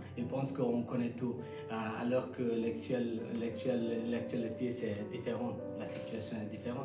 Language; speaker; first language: French; non-native, fluent; Bangla